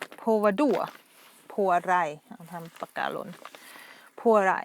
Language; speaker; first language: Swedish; non-native, fluent; Thai